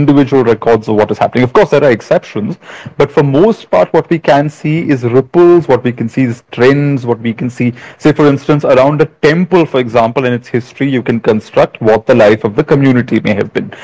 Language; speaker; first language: English; non-native, local second language; Malayalam